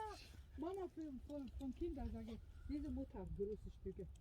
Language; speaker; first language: German; non-native, learner; Arabic